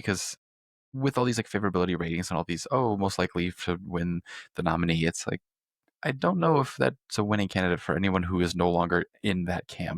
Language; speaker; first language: English; native; English